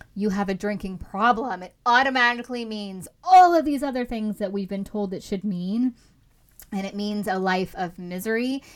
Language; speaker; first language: English; native; English